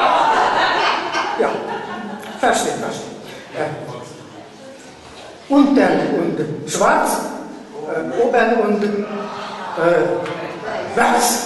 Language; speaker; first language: German; non-native, learner; Hungarian